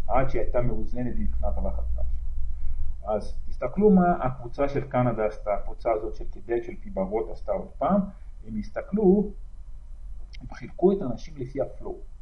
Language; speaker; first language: Hebrew; native; Hebrew